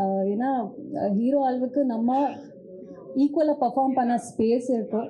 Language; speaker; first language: Tamil; non-native, learner; Kannada